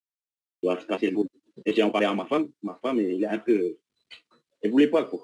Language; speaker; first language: French; non-native, local second language; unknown